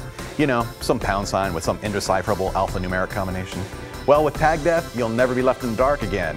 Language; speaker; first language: English; native; English